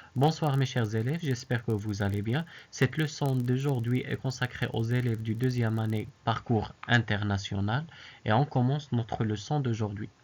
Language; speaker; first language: French; non-native, local second language; Arabic